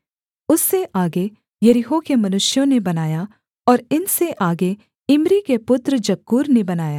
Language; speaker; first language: Hindi; native; Hindi